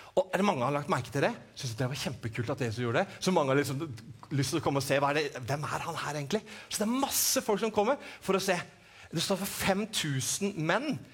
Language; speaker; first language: Norwegian; native; Norwegian